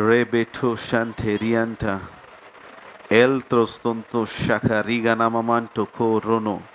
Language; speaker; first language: Hindi; non-native, local second language; Marathi